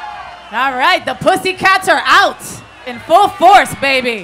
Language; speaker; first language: English; native; English